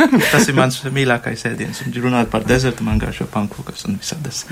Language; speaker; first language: Latvian; non-native, fluent; Sinhala